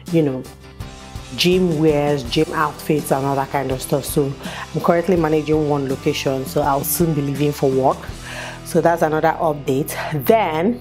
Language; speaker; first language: English; non-native, local second language; Igbo